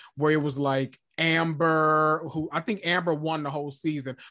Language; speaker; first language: English; native; English